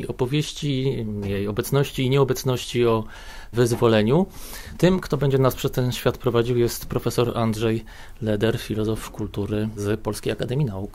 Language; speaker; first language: Polish; native; Polish